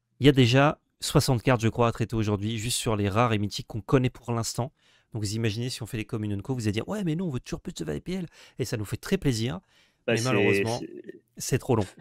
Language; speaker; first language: French; native; French